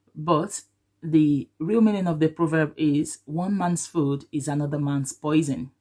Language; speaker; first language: English; non-native, local second language; Yoruba